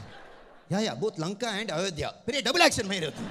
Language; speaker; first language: English; non-native, local second language; Tamil